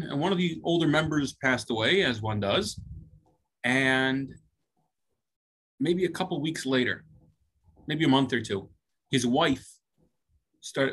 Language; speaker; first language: English; native; English